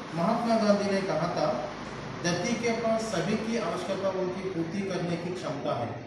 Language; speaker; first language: Hindi; non-native, local second language; Telugu